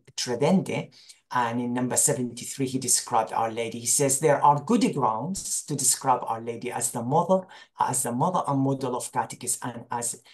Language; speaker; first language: English; non-native, fluent; Arabic